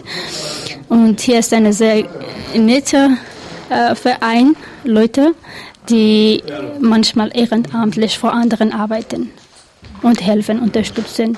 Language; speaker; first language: German; non-native, learner; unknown